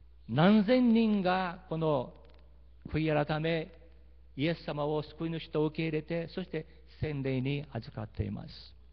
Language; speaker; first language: Japanese; early bilingual, heritage; Portuguese